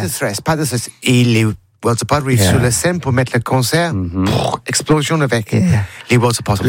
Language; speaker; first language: French; non-native, learner; English